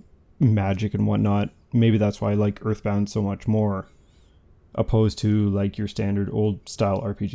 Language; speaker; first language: English; native; English